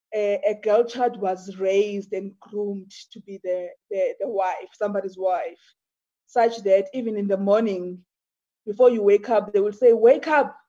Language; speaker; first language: English; non-native, local second language; Zulu